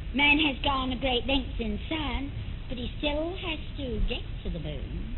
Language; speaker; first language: English; native; English